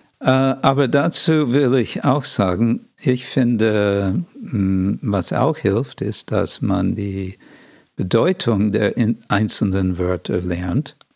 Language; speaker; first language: German; non-native, fluent; English